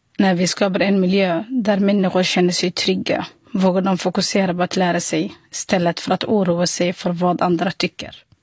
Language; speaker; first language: Swedish; non-native, fluent; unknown